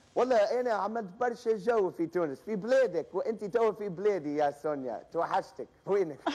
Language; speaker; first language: Arabic; non-native, fluent; English